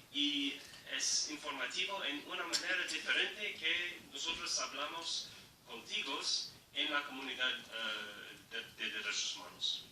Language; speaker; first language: Spanish; non-native, learner; English